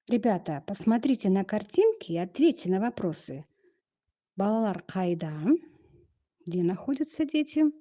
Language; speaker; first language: Russian; non-native, local second language; Kazakh